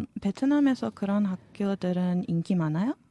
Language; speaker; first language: Korean; non-native, fluent; Serbian